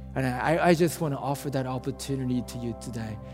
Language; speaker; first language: English; non-native, fluent; Japanese